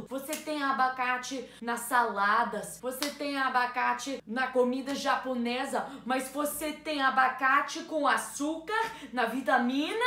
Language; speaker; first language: Portuguese; non-native, learner; English